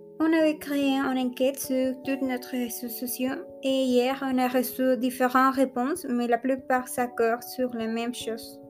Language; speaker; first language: French; non-native, learner; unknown